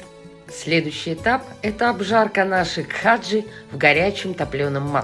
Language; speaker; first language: Russian; native; Russian